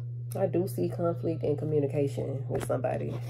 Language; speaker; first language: English; native; English